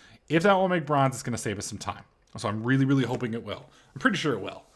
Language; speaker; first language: English; native; English